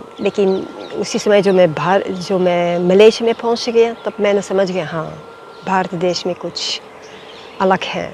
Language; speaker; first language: Hindi; non-native, fluent; Dutch